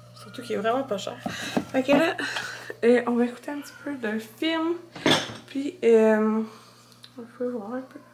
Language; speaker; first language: French; native; French